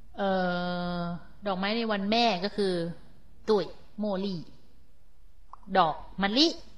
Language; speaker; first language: Thai; native; Thai